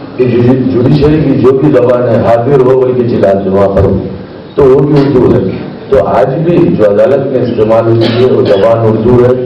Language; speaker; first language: Urdu; native; Urdu